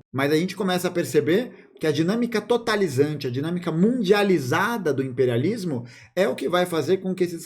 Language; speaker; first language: Portuguese; native; Portuguese